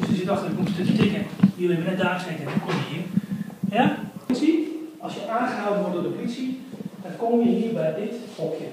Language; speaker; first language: Dutch; native; Dutch